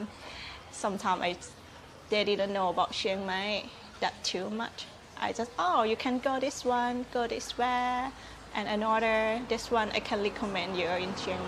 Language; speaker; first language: English; non-native, learner; Thai